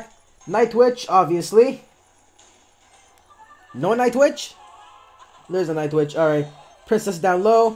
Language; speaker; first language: English; native; English